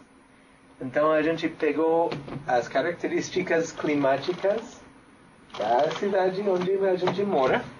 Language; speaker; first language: Spanish; non-native, fluent; English